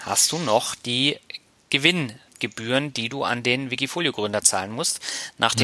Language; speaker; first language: German; native; German